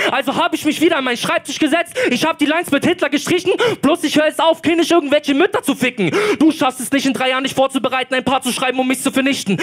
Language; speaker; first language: German; early bilingual, other home language; Polish